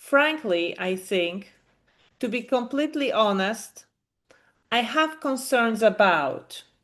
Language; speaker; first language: English; non-native, fluent; Polish